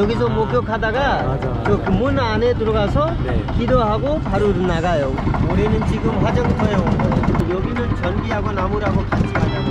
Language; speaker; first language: Korean; non-native, learner; Hindi